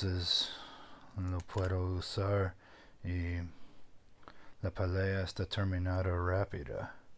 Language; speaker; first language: Spanish; non-native, fluent; English